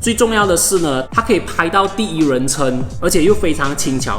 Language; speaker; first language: Chinese; native; Chinese